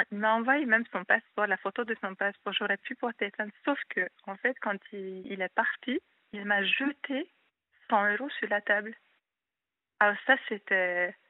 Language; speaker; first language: French; non-native, fluent; Hungarian